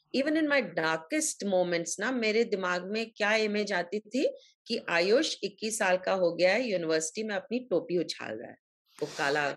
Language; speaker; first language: Hindi; native; Hindi